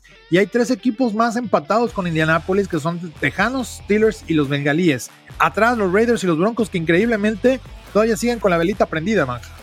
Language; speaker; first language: Spanish; native; Spanish